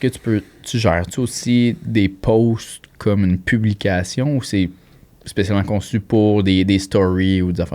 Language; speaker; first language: French; native; French